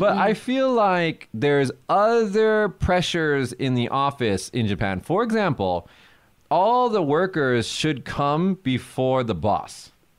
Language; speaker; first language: English; early bilingual, other home language; Japanese